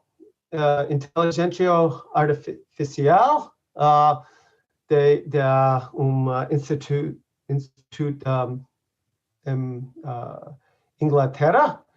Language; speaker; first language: Portuguese; non-native, learner; English